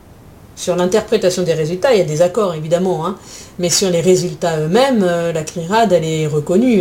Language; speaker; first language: French; native; French